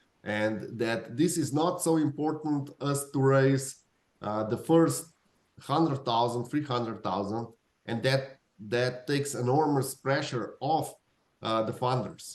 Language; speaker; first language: English; non-native, fluent; Slovenian